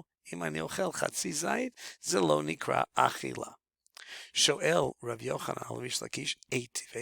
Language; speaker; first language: Hebrew; non-native, fluent; English